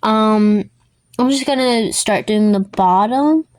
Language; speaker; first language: English; native; English